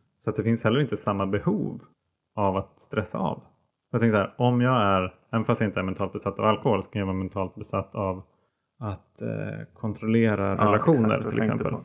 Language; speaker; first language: Swedish; native; Swedish